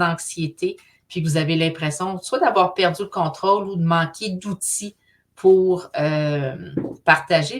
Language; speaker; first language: French; native; French